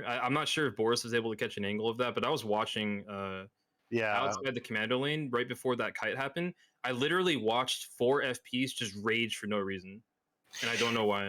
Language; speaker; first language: English; native; English